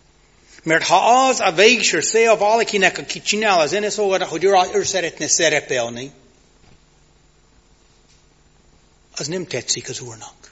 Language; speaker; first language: Hungarian; non-native, fluent; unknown